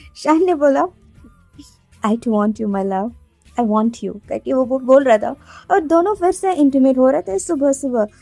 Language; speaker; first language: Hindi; non-native, local second language; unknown